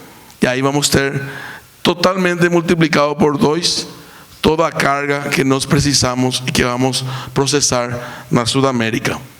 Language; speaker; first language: Portuguese; non-native, fluent; Spanish